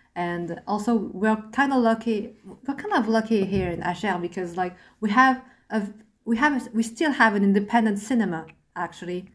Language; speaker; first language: English; non-native, fluent; French